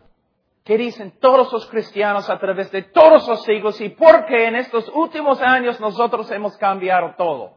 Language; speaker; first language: Spanish; non-native, fluent; English